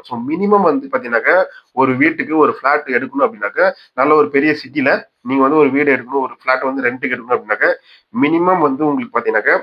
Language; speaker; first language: Tamil; native; Tamil